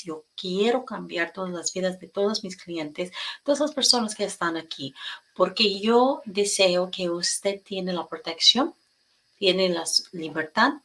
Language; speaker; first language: Spanish; non-native, fluent; English